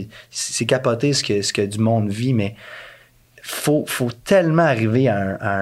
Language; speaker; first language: French; native; French